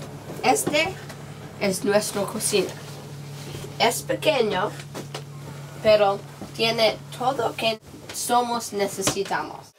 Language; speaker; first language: Spanish; non-native, learner; English